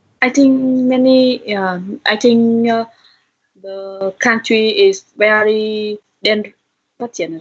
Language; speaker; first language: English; non-native, learner; Vietnamese